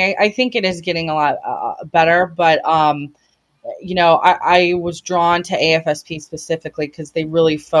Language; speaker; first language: English; native; English